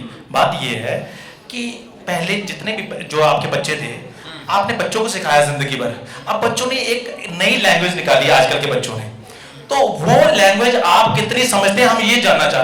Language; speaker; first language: Hindi; native; Hindi